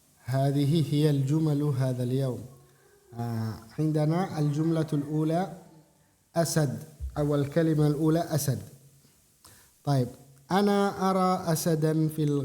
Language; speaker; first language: Arabic; non-native, fluent; Indonesian